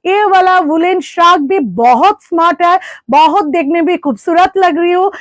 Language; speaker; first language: Hindi; non-native, local second language; Bangla